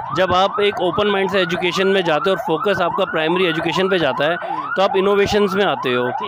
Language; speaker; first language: Hindi; native; Hindi